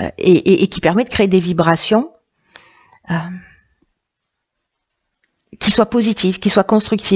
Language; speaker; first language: French; native; French